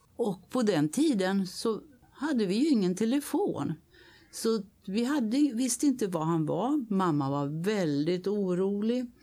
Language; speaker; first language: Swedish; native; Swedish